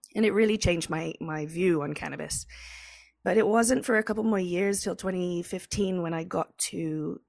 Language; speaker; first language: English; native; English